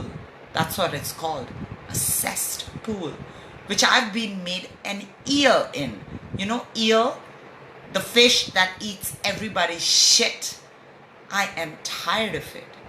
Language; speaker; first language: English; non-native, local second language; Hindi